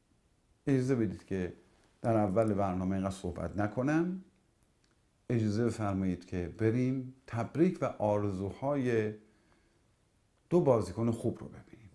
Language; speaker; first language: Persian; native; Persian